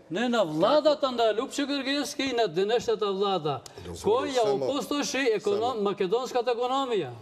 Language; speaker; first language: Macedonian; non-native, local second language; Albanian